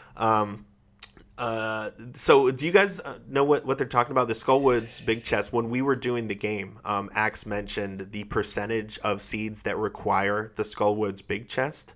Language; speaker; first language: English; native; English